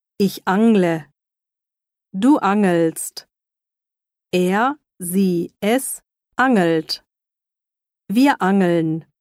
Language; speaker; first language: German; native; German